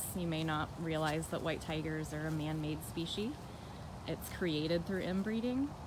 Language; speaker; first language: English; native; English